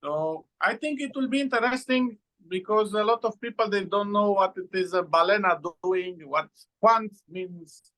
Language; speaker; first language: English; non-native, fluent; Romanian